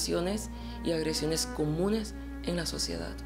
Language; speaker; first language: Spanish; early bilingual, other home language; Chinese